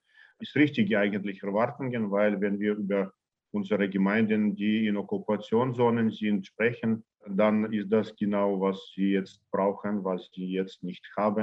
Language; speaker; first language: German; non-native, learner; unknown